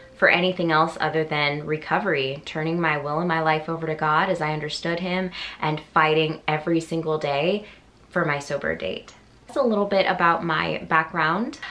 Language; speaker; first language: English; native; English